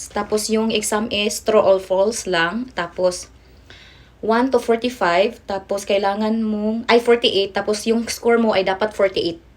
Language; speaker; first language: Filipino; non-native, local second language; Cebuano